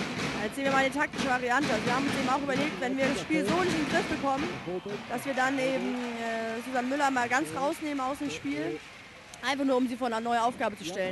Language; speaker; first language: German; native; German